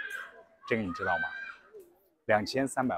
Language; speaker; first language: Chinese; native; Chinese